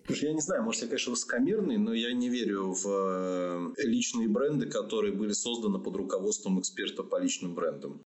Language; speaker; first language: Russian; native; Russian